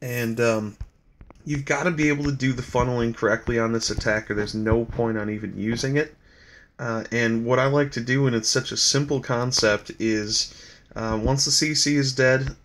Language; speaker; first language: English; native; English